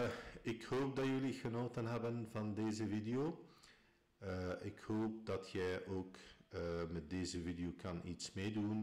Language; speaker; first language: Dutch; non-native, fluent; Arabic